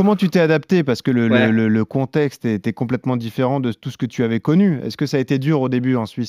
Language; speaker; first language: French; native; French